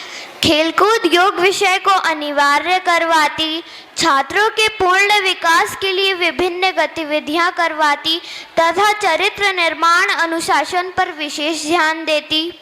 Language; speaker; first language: Hindi; native; Hindi